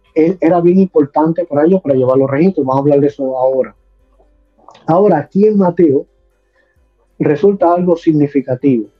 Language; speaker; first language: Spanish; native; Spanish